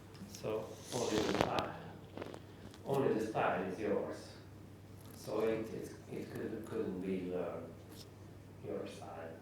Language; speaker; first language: English; non-native, learner; Hungarian